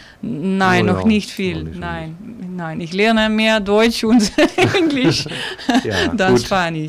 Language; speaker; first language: German; non-native, learner; Dutch